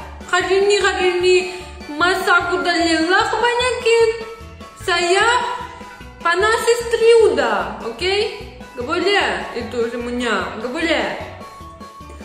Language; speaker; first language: Indonesian; non-native, learner; Russian